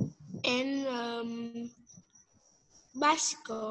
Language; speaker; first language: English; non-native, learner; Vietnamese